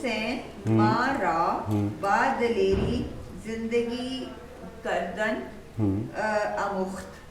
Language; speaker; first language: Persian; non-native, learner; Urdu